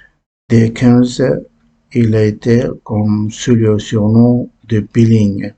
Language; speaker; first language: French; non-native, learner; Uzbek